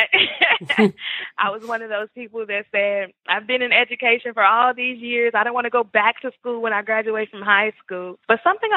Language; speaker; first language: English; native; English